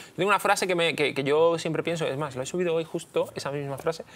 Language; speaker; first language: Spanish; native; Spanish